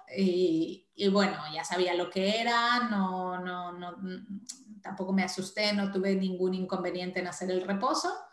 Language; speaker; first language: Spanish; native; Spanish